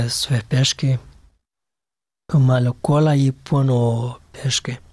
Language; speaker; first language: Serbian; non-native, learner; Pashto